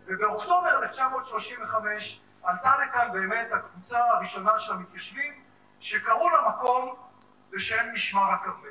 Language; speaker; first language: Hebrew; native; Hebrew